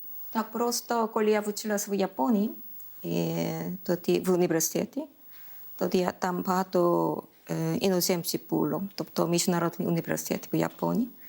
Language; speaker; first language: Ukrainian; non-native, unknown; Korean